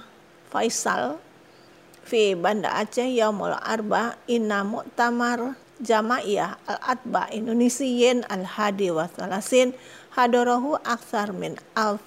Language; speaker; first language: Arabic; non-native, fluent; Indonesian